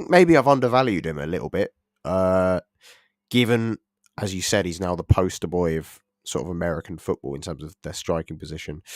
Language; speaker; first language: English; native; English